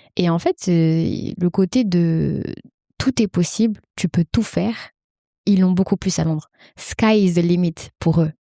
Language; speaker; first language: French; early bilingual, other home language; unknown